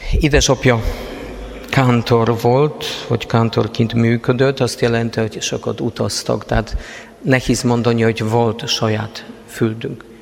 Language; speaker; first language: Hungarian; non-native, fluent; Polish